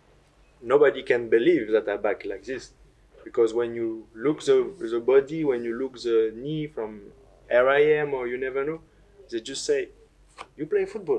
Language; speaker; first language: English; non-native, learner; French